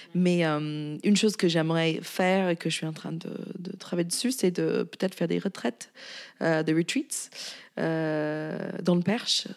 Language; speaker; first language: French; non-native, fluent; English